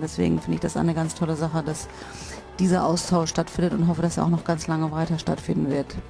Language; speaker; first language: German; native; German